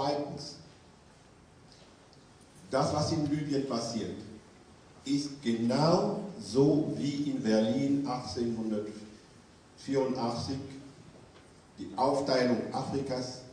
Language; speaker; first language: German; non-native, fluent; French